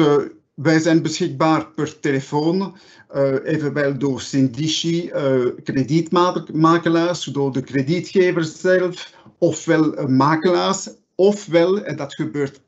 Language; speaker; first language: Dutch; non-native, local second language; French